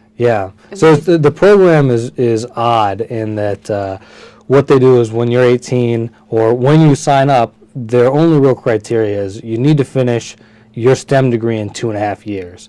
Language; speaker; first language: English; early bilingual, other home language; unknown